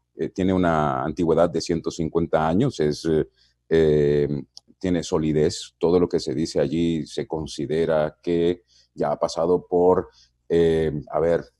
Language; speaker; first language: Spanish; native; Spanish